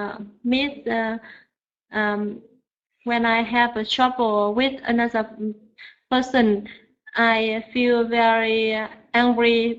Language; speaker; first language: English; non-native, learner; Vietnamese